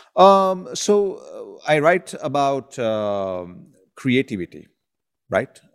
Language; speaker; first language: English; non-native, local second language; Gujarati